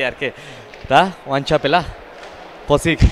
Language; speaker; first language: Basque; native; Basque